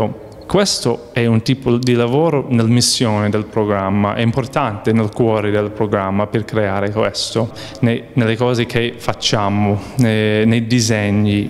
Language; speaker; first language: Italian; non-native, fluent; English